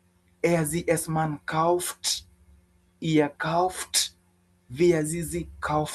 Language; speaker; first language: German; non-native, learner; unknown